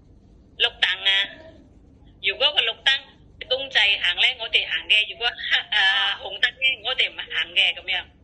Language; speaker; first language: Cantonese; non-native, learner; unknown